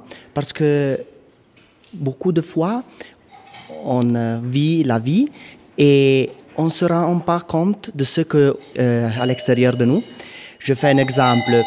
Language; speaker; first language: French; non-native, local second language; Italian